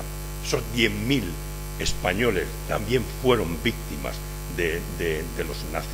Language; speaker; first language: Spanish; native; Spanish